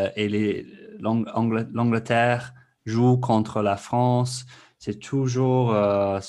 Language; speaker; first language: French; non-native, fluent; English